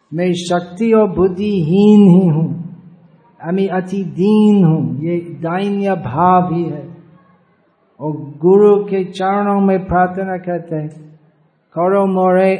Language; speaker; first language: Hindi; non-native, fluent; English